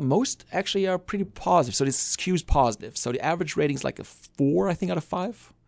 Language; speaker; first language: English; non-native, fluent; German